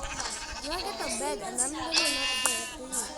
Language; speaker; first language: English; non-native, local second language; Filipino